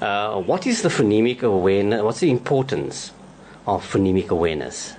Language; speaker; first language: English; non-native, local second language; Afrikaans